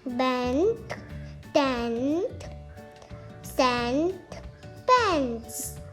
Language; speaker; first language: English; non-native, learner; Hindi